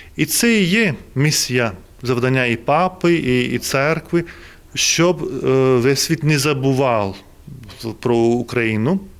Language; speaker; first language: Ukrainian; non-native, fluent; Lithuanian